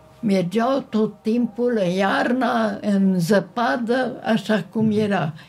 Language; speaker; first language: Romanian; non-native, local second language; Hungarian